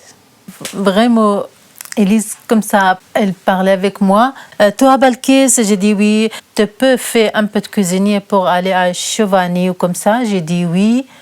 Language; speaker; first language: French; non-native, learner; Kurdish